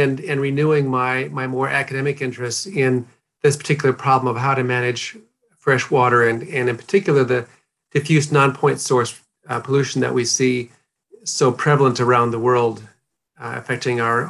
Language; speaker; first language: English; native; English